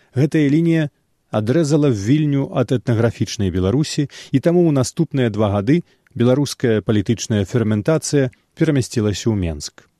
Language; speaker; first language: Belarusian; native; Belarusian